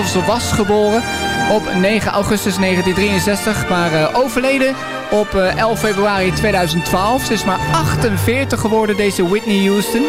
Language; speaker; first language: Dutch; native; Dutch